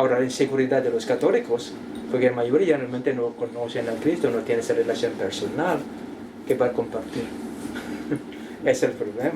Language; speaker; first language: Spanish; non-native, learner; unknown